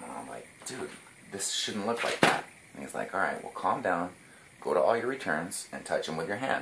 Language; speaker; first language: English; native; English